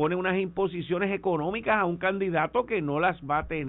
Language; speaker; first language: Spanish; native; Spanish